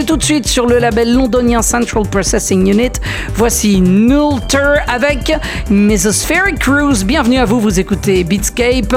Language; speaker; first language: French; native; French